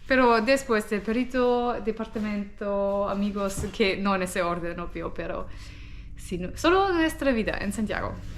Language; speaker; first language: Spanish; non-native, fluent; German